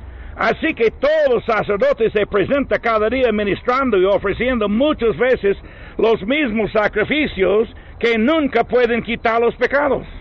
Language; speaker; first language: Spanish; non-native, learner; English